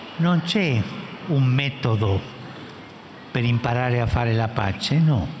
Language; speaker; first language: Italian; early bilingual, heritage; Spanish